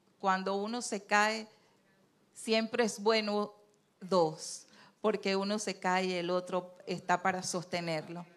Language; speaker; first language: Spanish; native; Spanish